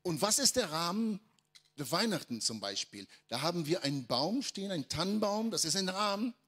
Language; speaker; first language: German; non-native, fluent; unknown